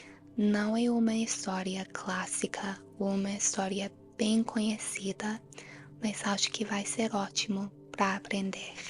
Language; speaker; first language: Portuguese; non-native, fluent; English